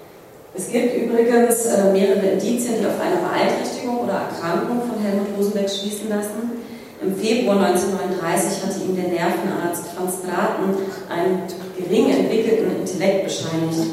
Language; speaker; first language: German; native; German